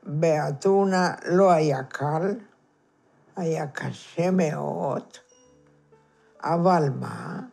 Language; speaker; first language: Hebrew; non-native, fluent; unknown